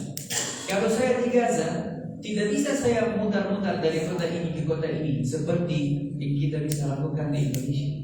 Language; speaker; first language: Indonesian; non-native, fluent; Arabic